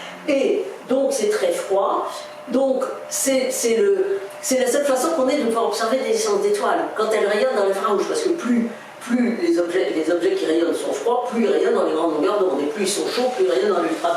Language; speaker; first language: French; native; French